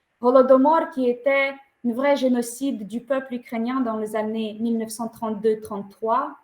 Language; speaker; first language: French; non-native, fluent; Ukrainian